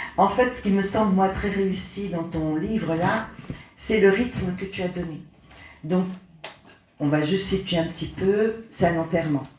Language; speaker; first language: French; native; French